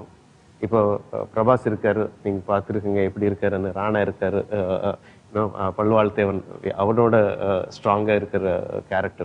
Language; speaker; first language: Tamil; non-native, fluent; Telugu